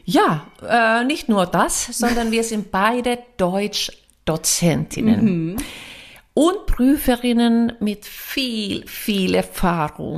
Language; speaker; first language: German; non-native, fluent; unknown